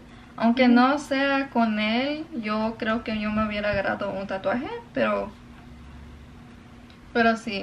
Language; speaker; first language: Spanish; early bilingual, other home language; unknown